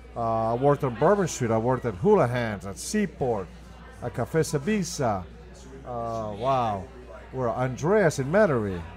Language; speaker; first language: English; early bilingual, other home language; Spanish